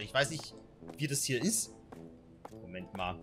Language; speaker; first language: German; native; German